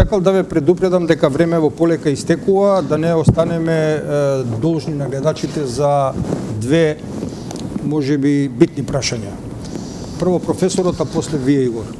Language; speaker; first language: Macedonian; native; Macedonian